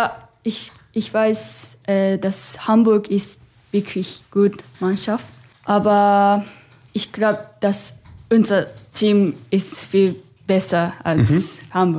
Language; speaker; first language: German; non-native, learner; Japanese